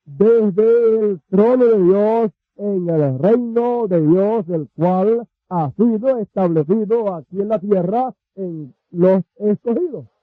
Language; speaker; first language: Spanish; native; Spanish